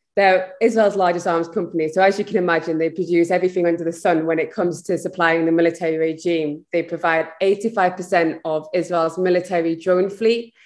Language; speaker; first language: English; native; English